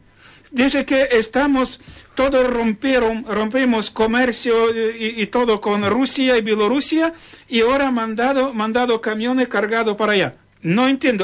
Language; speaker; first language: Spanish; non-native, learner; Ukrainian